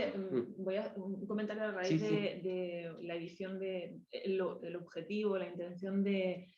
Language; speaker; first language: Spanish; native; Spanish